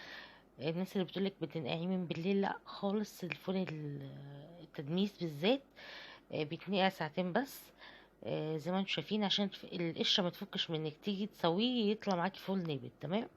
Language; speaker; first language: Arabic; native; Arabic